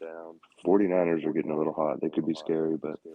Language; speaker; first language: English; native; English